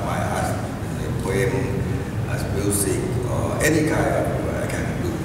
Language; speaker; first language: English; non-native, learner; Thai